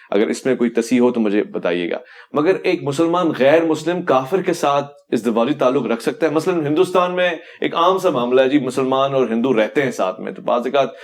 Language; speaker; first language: Urdu; native; Urdu